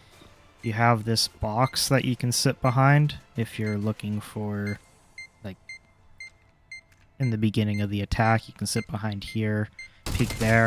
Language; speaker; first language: English; native; English